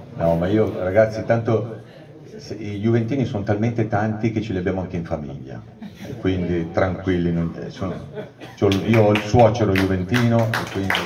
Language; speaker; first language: Italian; native; Italian